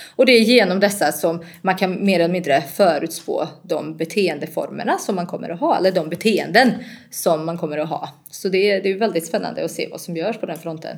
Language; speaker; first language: Swedish; non-native, fluent; Bosnian